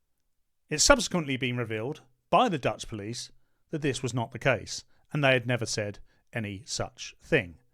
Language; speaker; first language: English; native; English